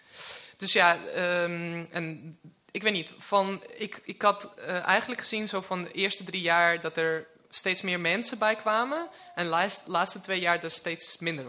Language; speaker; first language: Dutch; non-native, fluent; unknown